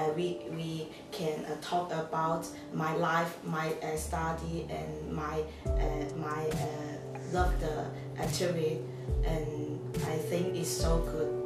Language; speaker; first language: English; non-native, learner; Chinese